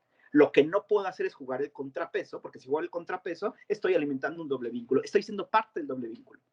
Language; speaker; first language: Spanish; native; Spanish